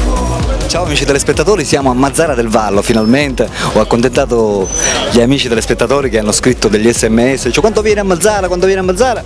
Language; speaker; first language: Italian; native; Italian